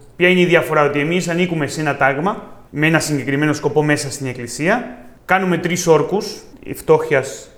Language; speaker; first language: Greek; non-native, fluent; Spanish